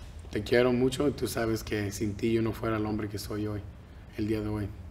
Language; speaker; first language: Spanish; early bilingual, heritage; Spanish